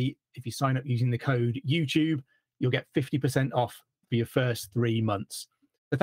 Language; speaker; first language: English; native; English